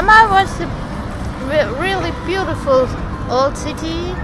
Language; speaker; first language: English; non-native, learner; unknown